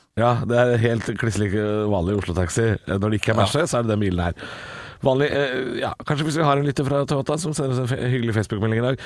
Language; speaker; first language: Norwegian; native; Norwegian